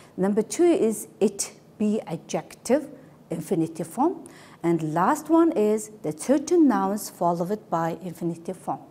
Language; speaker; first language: English; non-native, learner; Mongolian